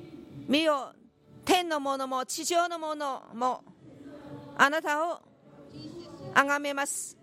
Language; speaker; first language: Japanese; non-native, fluent; Korean